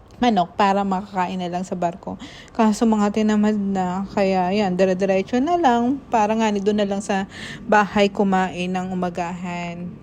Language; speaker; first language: Filipino; native; Filipino